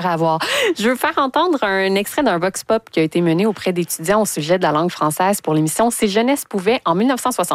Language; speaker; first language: French; native; French